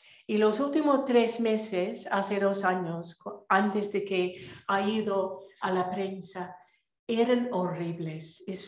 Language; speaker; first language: Spanish; non-native, fluent; English